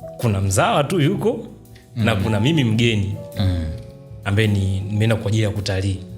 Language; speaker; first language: Swahili; native; Swahili